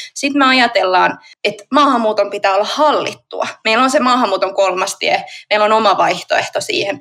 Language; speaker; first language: Finnish; native; Finnish